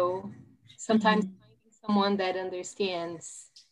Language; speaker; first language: English; non-native, fluent; Portuguese